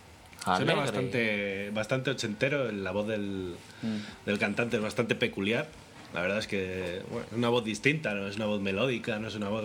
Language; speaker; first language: Spanish; native; Spanish